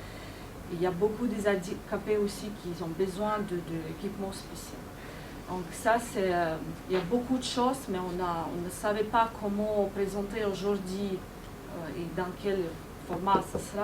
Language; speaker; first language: French; non-native, fluent; Ukrainian